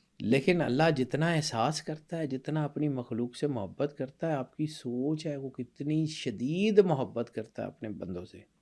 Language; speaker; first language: Urdu; non-native, local second language; Punjabi